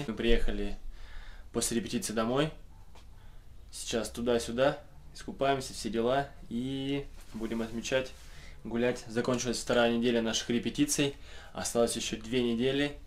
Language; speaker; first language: Russian; native; Russian